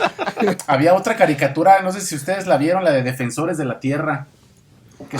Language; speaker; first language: Spanish; native; Spanish